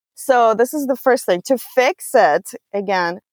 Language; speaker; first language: English; non-native, fluent; Russian